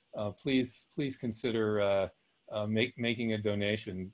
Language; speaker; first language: English; native; English